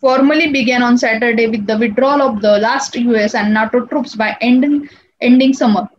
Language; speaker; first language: English; non-native, local second language; Marathi